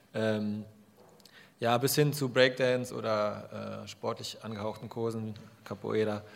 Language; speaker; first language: German; native; German